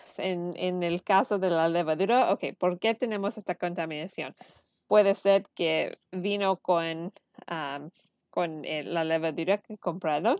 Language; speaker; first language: Spanish; early bilingual, heritage; Spanish